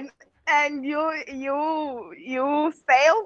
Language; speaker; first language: English; non-native, local second language; Spanish